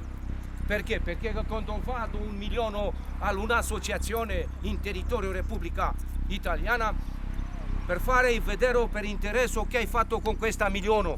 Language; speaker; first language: Italian; non-native, learner; Romanian